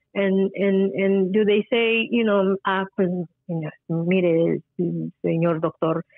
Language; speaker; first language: English; early bilingual, other home language; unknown